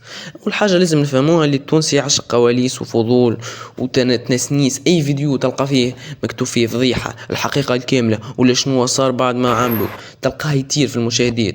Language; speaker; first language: Arabic; native; Arabic